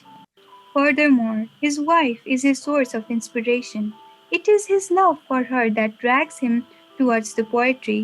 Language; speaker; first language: English; non-native, local second language; Nepali